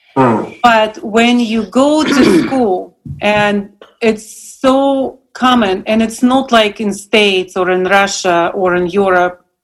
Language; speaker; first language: English; non-native, fluent; Russian